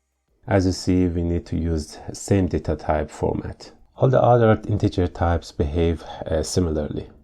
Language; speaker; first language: English; non-native, fluent; Persian